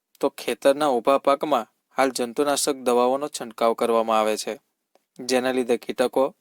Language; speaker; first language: Gujarati; native; Gujarati